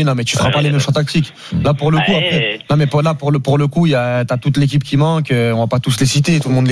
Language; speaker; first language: French; native; French